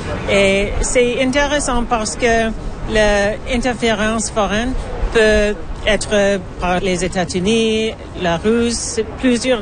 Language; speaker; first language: French; non-native, learner; English